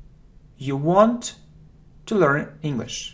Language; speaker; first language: English; non-native, fluent; Russian